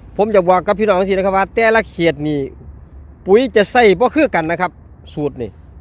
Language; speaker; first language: Thai; non-native, local second language; Northeastern Thai